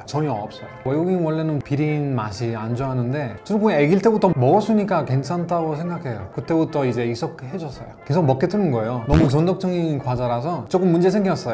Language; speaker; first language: Korean; non-native, fluent; Spanish